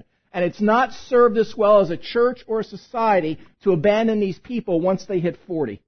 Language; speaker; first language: English; native; English